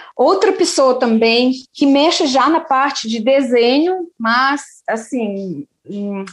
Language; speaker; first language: Portuguese; non-native, fluent; Russian